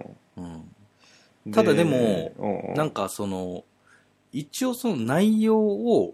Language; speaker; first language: Japanese; native; Japanese